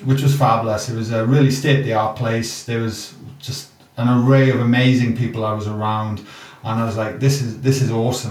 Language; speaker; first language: English; native; English